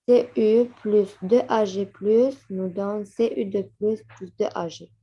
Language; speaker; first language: French; non-native, local second language; Arabic